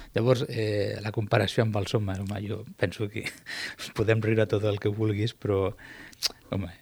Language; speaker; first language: Catalan; non-native, local second language; Spanish